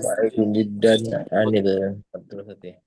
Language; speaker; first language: Arabic; non-native, learner; Indonesian